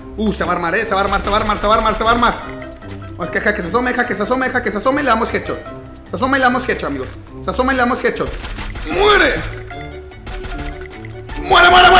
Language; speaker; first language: Spanish; native; Spanish